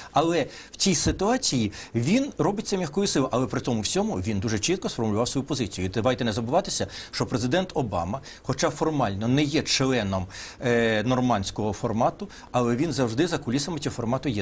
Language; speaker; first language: Ukrainian; native; Ukrainian